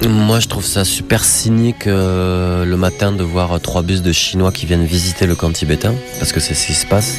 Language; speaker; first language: French; native; French